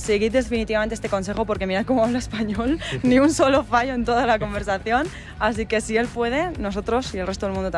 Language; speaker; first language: Spanish; native; Spanish